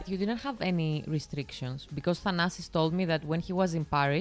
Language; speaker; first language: English; non-native, fluent; Greek